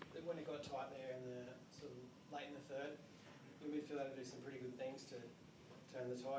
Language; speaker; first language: English; native; English